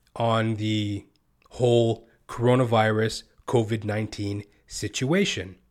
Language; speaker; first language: English; native; English